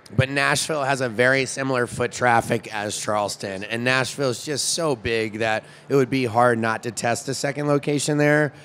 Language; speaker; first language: English; native; English